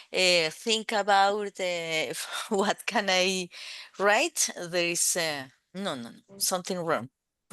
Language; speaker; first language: English; non-native, learner; Spanish